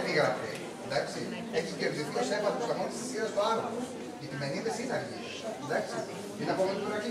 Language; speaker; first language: Greek; native; Greek